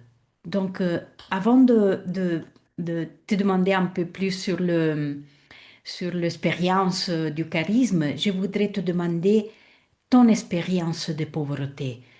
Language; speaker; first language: French; non-native, fluent; Italian